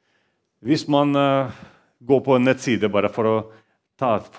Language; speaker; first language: Norwegian; non-native, fluent; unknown